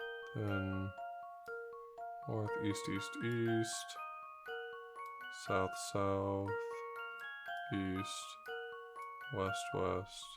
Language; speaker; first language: English; native; English